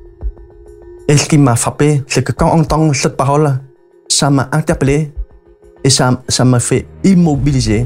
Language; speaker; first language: French; non-native, fluent; Khmer